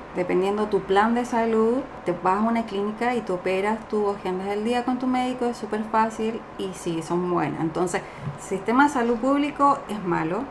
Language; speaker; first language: Spanish; native; Spanish